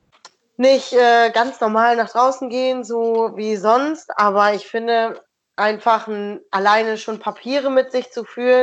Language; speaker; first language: German; native; German